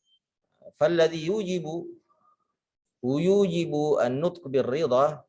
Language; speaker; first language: Arabic; non-native, fluent; Indonesian